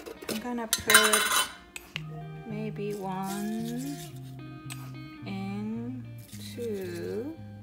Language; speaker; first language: English; non-native, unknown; Korean